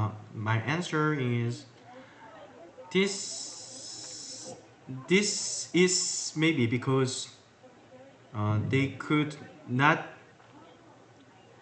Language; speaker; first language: English; non-native, learner; Korean